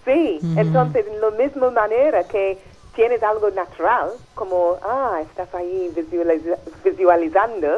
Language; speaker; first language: Spanish; non-native, fluent; English